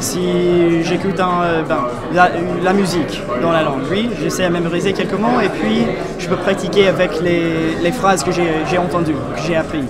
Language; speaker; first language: French; non-native, fluent; English